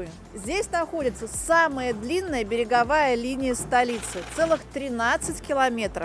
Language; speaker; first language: Russian; native; Russian